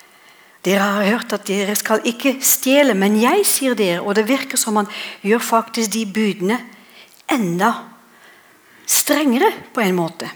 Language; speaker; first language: Norwegian; non-native, fluent; English